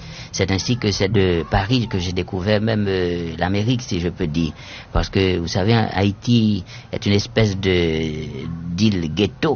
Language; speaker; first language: French; non-native, local second language; Haitian Creole